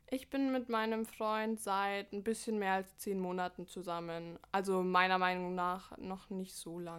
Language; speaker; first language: German; native; German